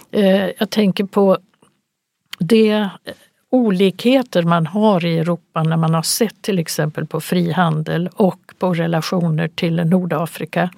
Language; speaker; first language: Swedish; native; Swedish